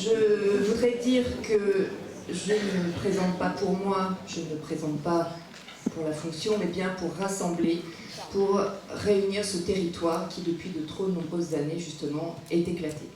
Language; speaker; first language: French; native; French